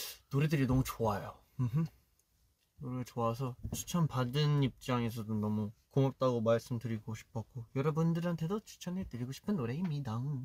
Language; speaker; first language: Korean; early bilingual, heritage; Korean